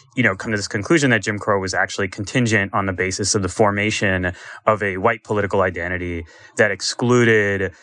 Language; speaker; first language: English; native; English